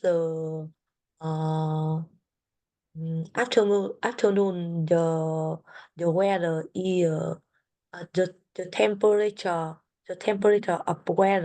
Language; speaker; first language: English; non-native, learner; Vietnamese